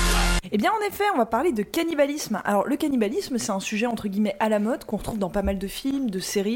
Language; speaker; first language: French; native; French